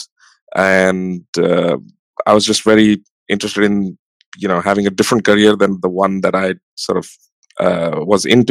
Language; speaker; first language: English; non-native, local second language; Hindi